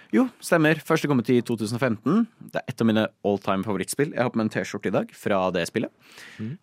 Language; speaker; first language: Norwegian; native; Norwegian